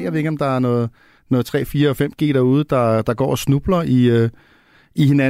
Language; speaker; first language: Danish; native; Danish